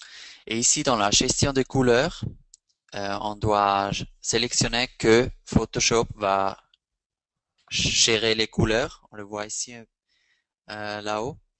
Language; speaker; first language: French; non-native, fluent; Spanish